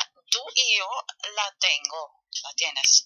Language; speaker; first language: Spanish; non-native, fluent; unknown